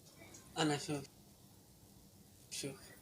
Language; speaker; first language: Arabic; non-native, learner; Oromo